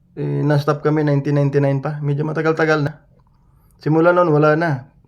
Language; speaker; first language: Filipino; non-native, local second language; Hiligaynon